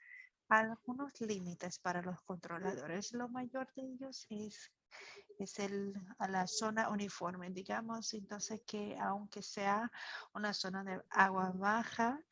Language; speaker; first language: Spanish; non-native, fluent; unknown